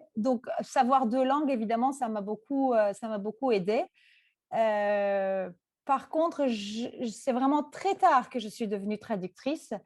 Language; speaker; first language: French; non-native, local second language; Turkish